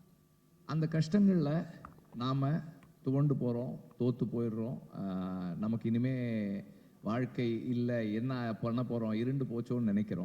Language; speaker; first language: Tamil; native; Tamil